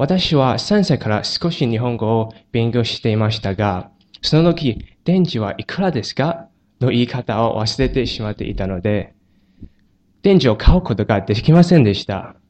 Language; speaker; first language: Japanese; non-native, learner; Chinese